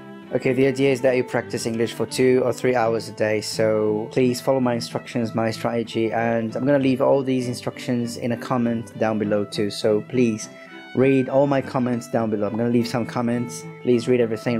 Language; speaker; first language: English; non-native, fluent; Portuguese